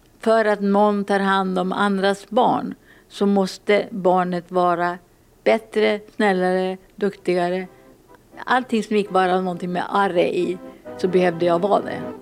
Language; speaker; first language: Swedish; early bilingual, other home language; Finnish